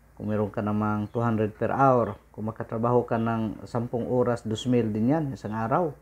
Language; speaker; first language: Filipino; non-native, local second language; Cebuano